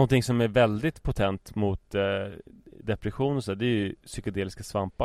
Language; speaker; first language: Swedish; native; Swedish